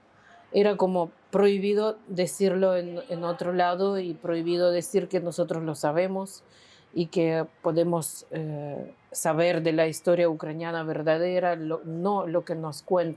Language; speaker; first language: Spanish; non-native, fluent; Ukrainian